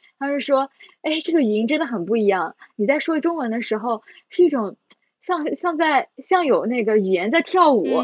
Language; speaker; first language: Chinese; native; Chinese